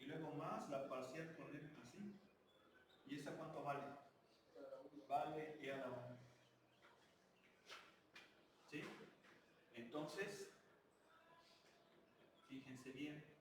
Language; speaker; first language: Spanish; native; Spanish